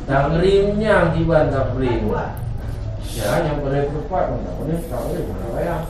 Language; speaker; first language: Indonesian; native; Indonesian